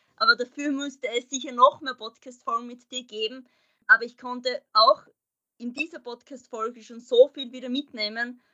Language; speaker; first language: German; native; German